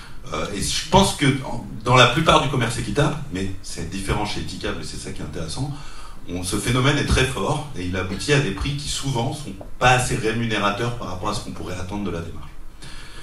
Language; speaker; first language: French; native; French